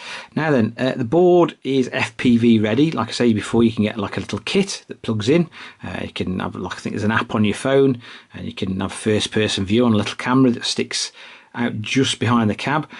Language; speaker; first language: English; native; English